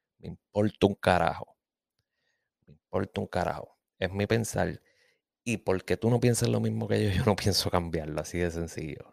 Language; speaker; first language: Spanish; native; Spanish